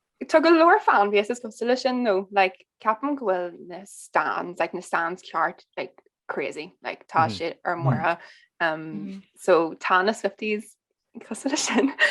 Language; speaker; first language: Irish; non-native, local second language; English